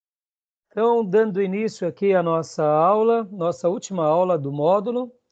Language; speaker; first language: Portuguese; native; Portuguese